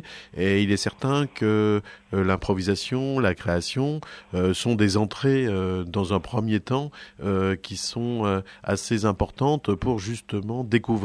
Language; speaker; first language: French; native; French